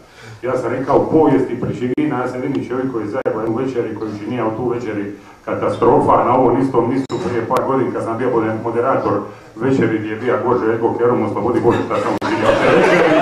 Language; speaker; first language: Serbian; native; Serbian